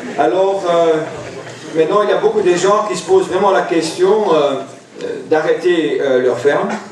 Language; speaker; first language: French; non-native, local second language; German